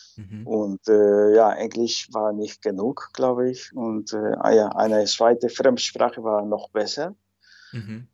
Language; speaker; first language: German; non-native, fluent; Spanish